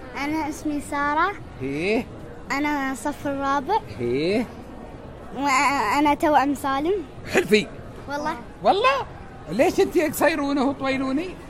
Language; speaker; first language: Arabic; native; Arabic